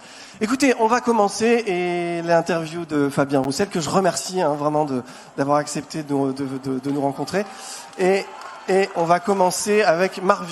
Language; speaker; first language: French; native; French